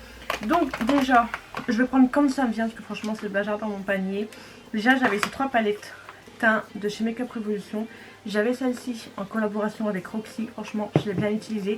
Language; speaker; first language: French; native; French